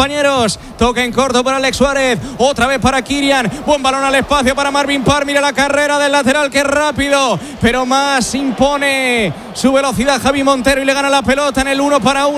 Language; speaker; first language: Spanish; native; Spanish